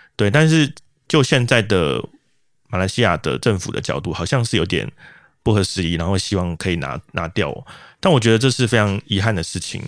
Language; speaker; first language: Chinese; native; Chinese